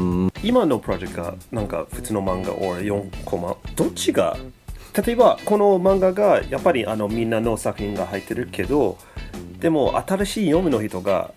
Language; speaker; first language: Japanese; non-native, fluent; English